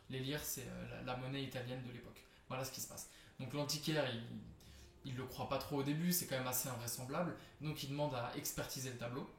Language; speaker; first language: French; native; French